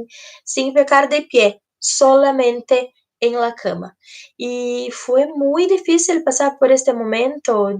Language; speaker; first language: Spanish; non-native, fluent; Portuguese